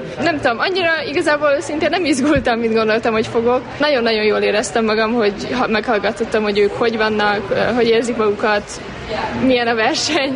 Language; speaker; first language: Hungarian; native; Hungarian